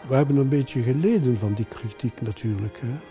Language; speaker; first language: Dutch; non-native, local second language; French